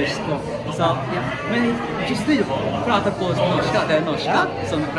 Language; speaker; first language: Swedish; non-native, learner; Filipino